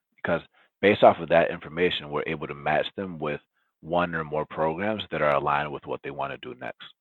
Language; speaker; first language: English; early bilingual, other home language; Spanish